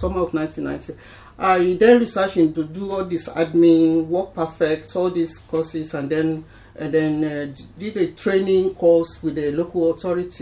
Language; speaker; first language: English; non-native, local second language; Yoruba